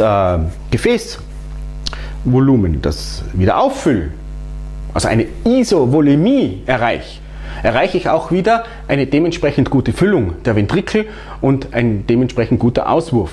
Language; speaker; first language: German; native; German